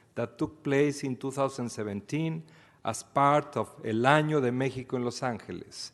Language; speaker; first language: English; non-native, fluent; Spanish